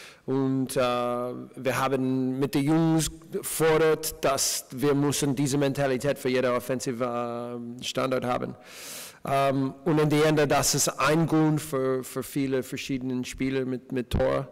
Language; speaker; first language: German; non-native, fluent; English